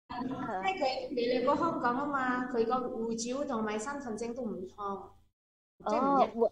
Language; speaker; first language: Cantonese; non-native, learner; Indonesian